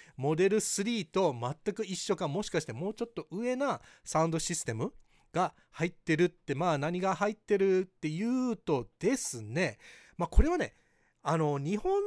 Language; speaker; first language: Japanese; early bilingual, heritage; Japanese